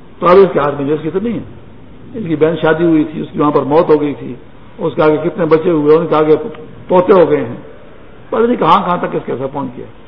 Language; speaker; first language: Urdu; non-native, local second language; Pashto